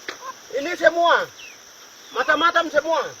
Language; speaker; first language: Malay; non-native, local second language; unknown